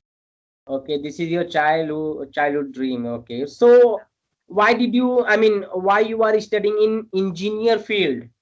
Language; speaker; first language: English; non-native, learner; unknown